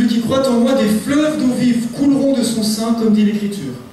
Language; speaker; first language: French; native; French